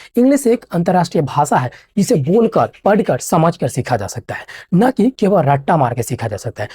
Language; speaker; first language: Hindi; native; Hindi